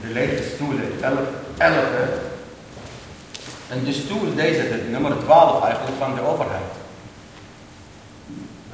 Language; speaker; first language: Dutch; non-native, learner; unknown